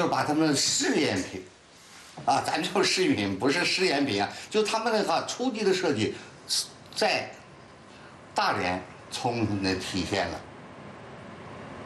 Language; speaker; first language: Chinese; native; Chinese